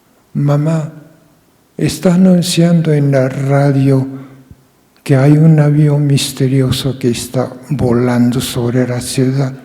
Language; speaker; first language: Spanish; non-native, fluent; Japanese